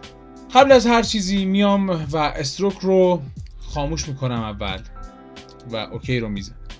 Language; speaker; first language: Persian; native; Persian